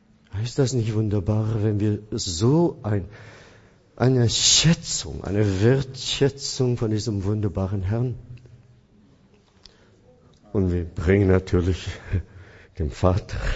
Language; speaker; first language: German; non-native, fluent; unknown